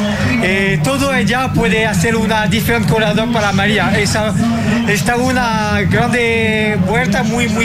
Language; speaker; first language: Portuguese; non-native, learner; French